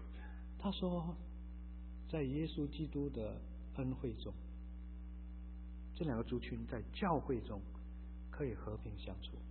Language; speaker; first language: Chinese; native; Chinese